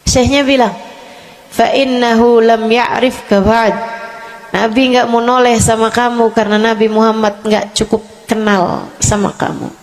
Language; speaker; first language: Indonesian; native; Indonesian